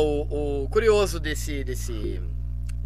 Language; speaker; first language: Portuguese; native; Portuguese